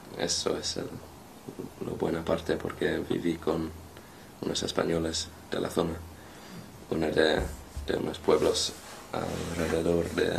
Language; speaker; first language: Spanish; non-native, fluent; English